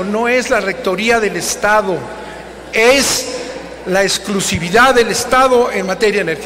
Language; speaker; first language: Spanish; native; Spanish